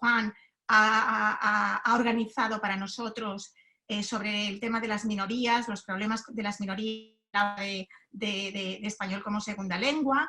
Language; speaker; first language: Spanish; native; Spanish